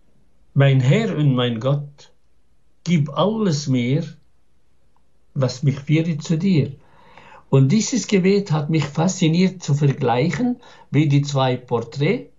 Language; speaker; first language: German; non-native, fluent; Arabic